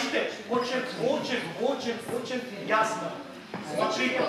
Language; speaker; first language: Russian; non-native, fluent; Catalan